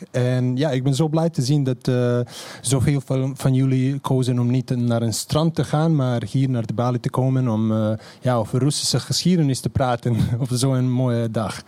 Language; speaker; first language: Dutch; non-native, fluent; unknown